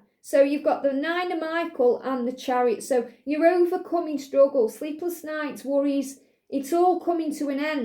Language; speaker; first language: English; native; English